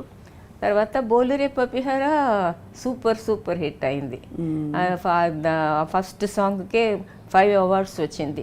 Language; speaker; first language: Telugu; non-native, local second language; Tamil